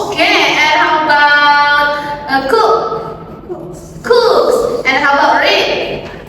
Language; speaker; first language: English; non-native, learner; Indonesian